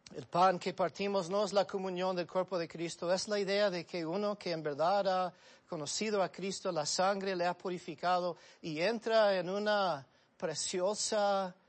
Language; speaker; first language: Spanish; non-native, fluent; English